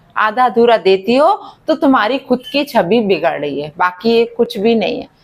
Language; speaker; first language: Hindi; native; Hindi